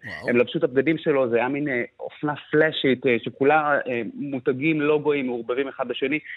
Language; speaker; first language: Hebrew; native; Hebrew